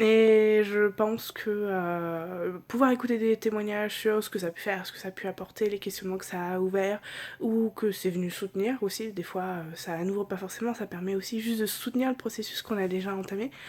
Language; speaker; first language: French; native; French